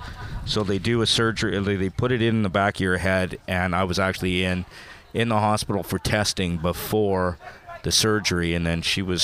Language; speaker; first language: English; native; English